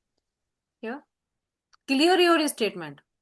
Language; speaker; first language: English; non-native, learner; Hindi